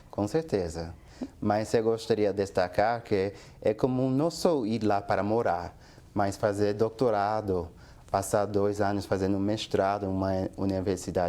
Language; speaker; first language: Portuguese; non-native, fluent; English